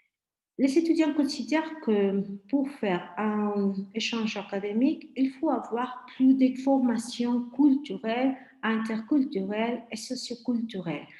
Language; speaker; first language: French; non-native, fluent; Spanish